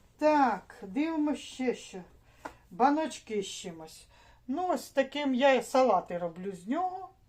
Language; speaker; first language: Ukrainian; native; Ukrainian